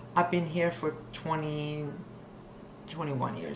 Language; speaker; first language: English; non-native, fluent; Persian